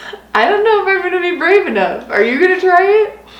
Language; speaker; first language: English; native; English